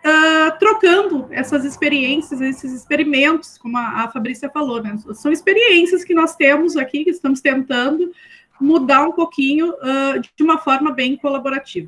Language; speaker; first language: Portuguese; native; Portuguese